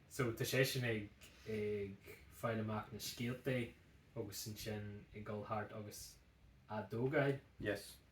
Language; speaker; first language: Irish; non-native, local second language; English